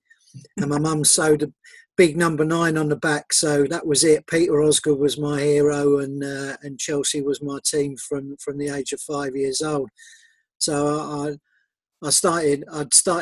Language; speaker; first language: English; native; English